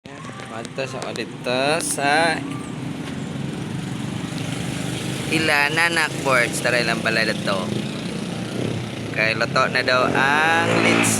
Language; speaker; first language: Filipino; non-native, local second language; Cebuano